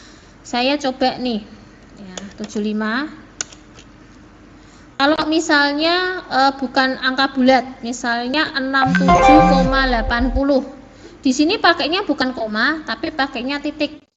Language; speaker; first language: Indonesian; native; Indonesian